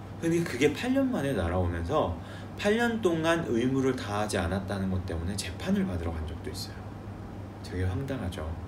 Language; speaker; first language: Korean; native; Korean